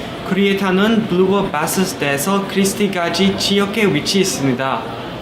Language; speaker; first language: Korean; early bilingual, other home language; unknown